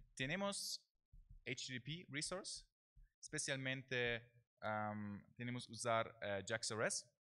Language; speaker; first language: Spanish; non-native, learner; German